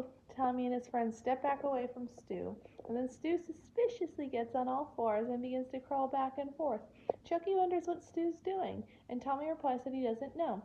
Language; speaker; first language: English; native; English